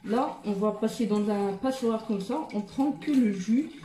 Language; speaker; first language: French; non-native, local second language; Arabic